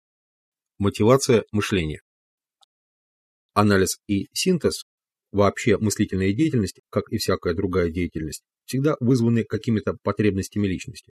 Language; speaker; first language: Russian; native; Russian